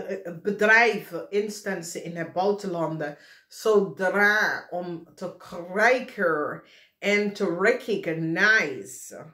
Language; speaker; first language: Dutch; non-native, fluent; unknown